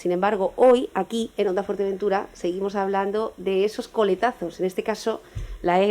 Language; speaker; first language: Spanish; native; Spanish